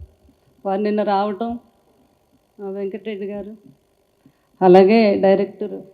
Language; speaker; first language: Telugu; native; Telugu